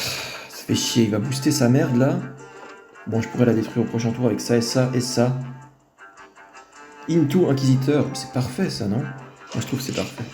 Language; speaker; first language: French; native; French